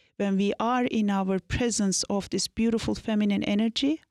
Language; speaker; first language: English; non-native, fluent; Turkish